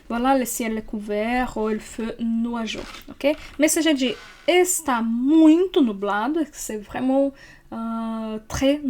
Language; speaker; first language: French; non-native, fluent; Portuguese